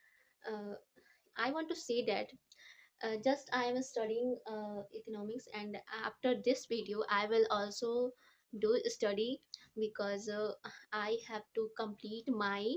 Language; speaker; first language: English; non-native, learner; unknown